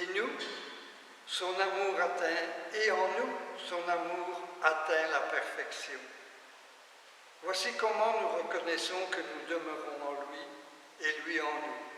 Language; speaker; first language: French; native; French